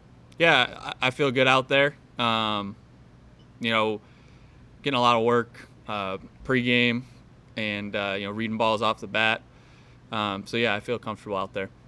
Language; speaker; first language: English; native; English